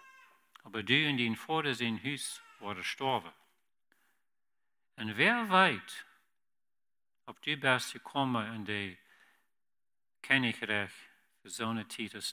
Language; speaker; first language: German; non-native, learner; Plautdietsch